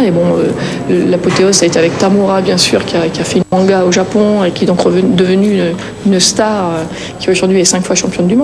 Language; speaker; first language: French; native; French